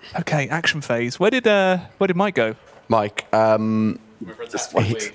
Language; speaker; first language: English; native; English